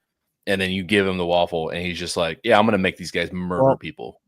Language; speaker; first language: English; native; English